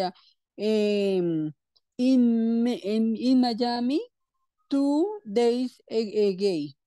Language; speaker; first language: English; non-native, learner; Spanish